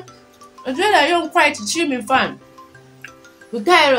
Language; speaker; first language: Chinese; non-native, learner; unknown